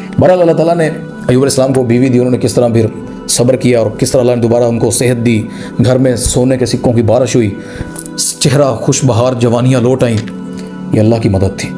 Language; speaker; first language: Urdu; non-native, local second language; Punjabi